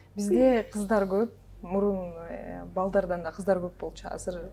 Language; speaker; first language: Kyrgyz; non-native, local second language; Russian